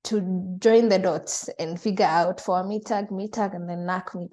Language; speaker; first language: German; non-native, fluent; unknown